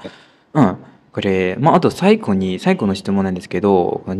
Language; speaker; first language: Japanese; non-native, fluent; Burmese